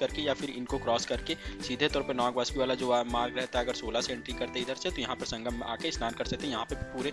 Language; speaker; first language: Hindi; native; Hindi